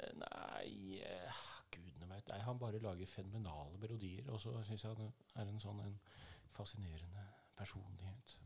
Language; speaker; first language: Norwegian; native; Norwegian